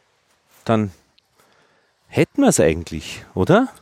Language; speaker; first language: German; native; German